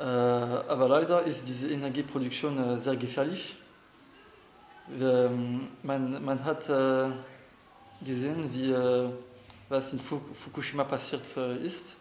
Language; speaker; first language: German; non-native, learner; French